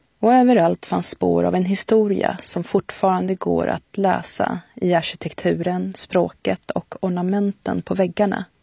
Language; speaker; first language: Swedish; early bilingual, other home language; Arabic